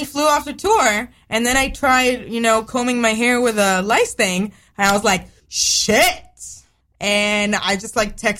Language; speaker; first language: English; non-native, fluent; Hebrew